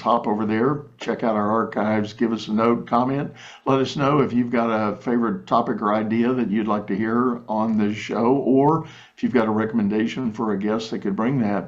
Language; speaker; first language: English; native; English